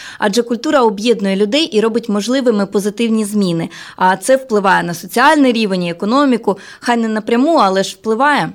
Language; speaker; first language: Ukrainian; native; Ukrainian